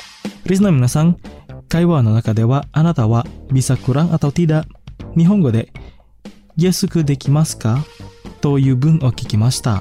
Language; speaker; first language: Japanese; non-native, fluent; Indonesian